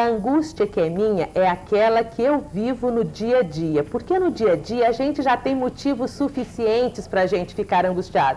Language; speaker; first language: Portuguese; native; Portuguese